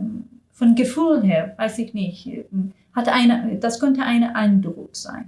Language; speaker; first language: German; non-native, learner; Persian